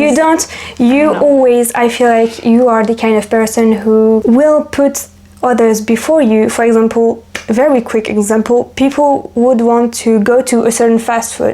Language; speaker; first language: English; non-native, fluent; French